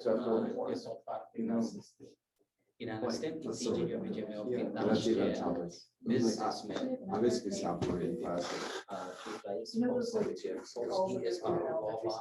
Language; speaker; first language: Polish; non-native, learner; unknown